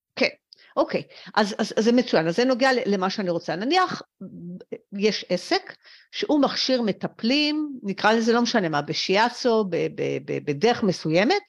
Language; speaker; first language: Hebrew; early bilingual, other home language; French